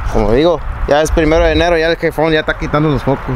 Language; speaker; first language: Spanish; early bilingual, heritage; Spanish